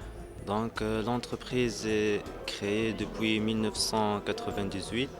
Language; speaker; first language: French; non-native, local second language; Arabic